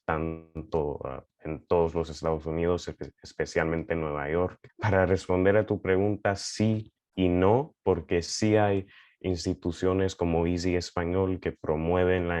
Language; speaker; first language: Spanish; early bilingual, heritage; Spanish